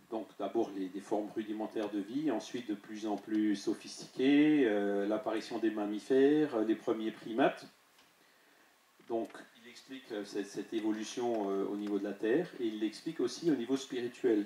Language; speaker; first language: French; native; French